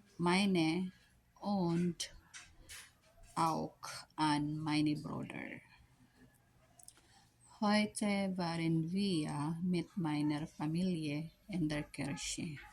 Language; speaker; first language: German; non-native, learner; Filipino